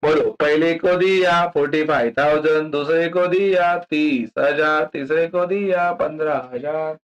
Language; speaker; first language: Hindi; non-native, local second language; Marathi